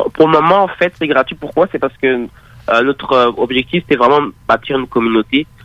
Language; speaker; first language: French; native; French